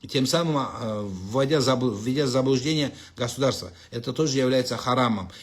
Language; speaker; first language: Russian; non-native, local second language; Kazakh